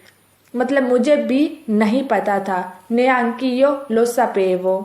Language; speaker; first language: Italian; non-native, fluent; Urdu